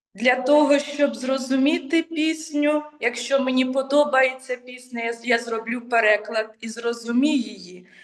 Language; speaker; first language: Ukrainian; native; Ukrainian